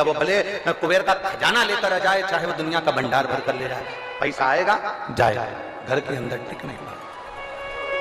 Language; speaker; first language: Hindi; native; Hindi